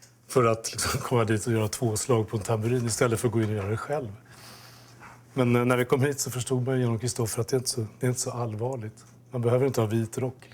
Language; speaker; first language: Swedish; native; Swedish